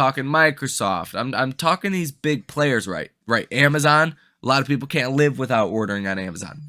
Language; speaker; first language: English; native; English